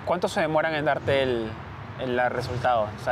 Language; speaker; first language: Spanish; native; Spanish